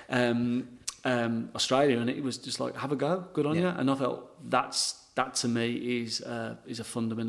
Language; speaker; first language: English; native; English